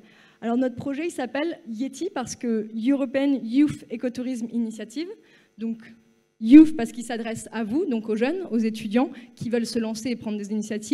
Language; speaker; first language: French; native; French